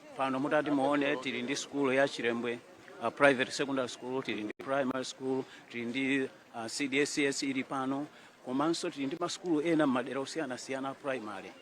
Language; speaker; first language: Nyanja; native; Nyanja